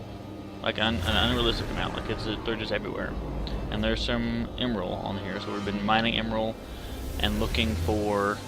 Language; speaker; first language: English; native; English